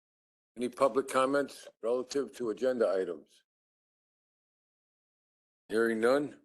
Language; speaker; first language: English; native; English